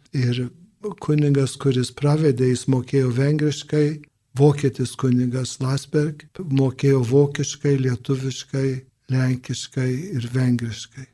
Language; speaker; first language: Lithuanian; early bilingual, heritage; Lithuanian